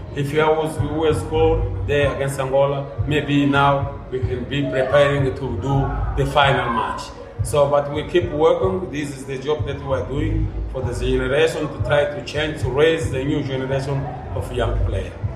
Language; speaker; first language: English; non-native, fluent; Portuguese